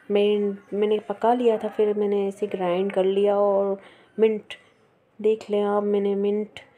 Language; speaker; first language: Urdu; native; Urdu